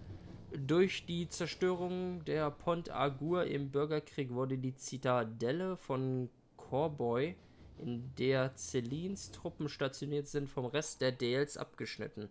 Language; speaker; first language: German; native; German